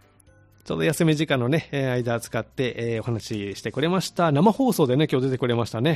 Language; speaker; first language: Japanese; native; Japanese